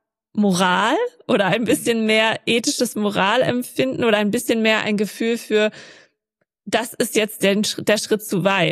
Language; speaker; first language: German; native; German